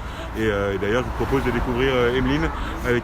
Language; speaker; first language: French; native; French